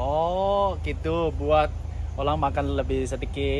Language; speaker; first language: Indonesian; non-native, fluent; Chinese